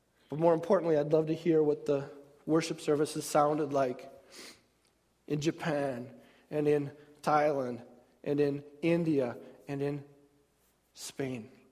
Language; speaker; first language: English; native; English